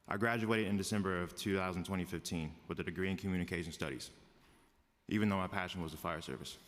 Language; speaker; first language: English; native; English